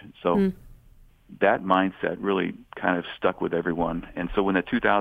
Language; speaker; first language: English; native; English